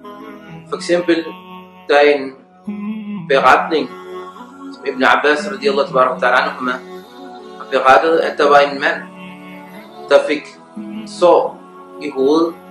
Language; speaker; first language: Danish; early bilingual, other home language; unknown